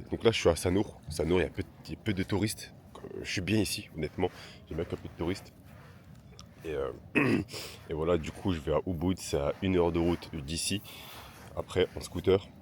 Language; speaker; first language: French; native; French